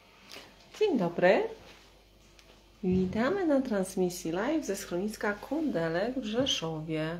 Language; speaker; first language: Polish; native; Polish